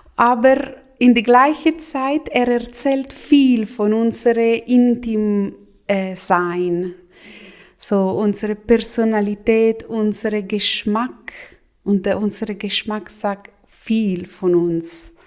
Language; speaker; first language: German; non-native, local second language; Italian